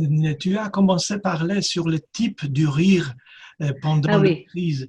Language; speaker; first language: French; non-native, fluent; Polish